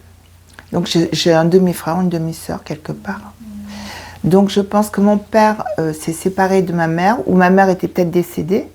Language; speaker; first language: French; early bilingual, other home language; Korean